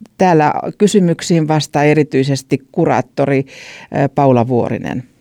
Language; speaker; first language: Finnish; native; Finnish